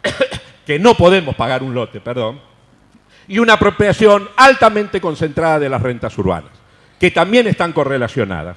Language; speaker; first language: Spanish; native; Spanish